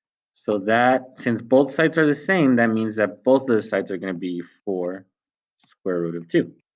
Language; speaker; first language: English; native; English